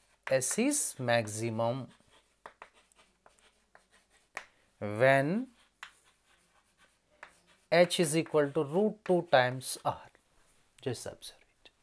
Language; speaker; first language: English; non-native, local second language; Telugu